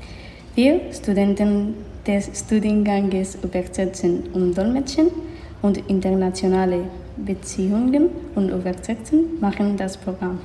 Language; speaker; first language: German; non-native, learner; Spanish